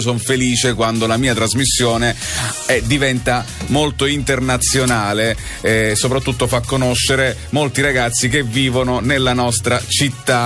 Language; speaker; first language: Italian; native; Italian